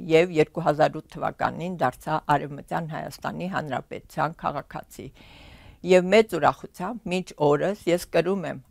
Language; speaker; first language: Armenian; native; Armenian